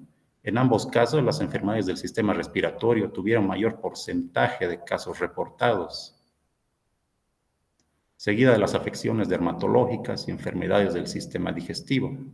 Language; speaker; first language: Spanish; native; Spanish